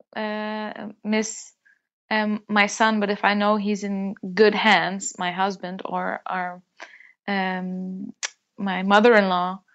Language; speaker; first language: English; non-native, fluent; Dutch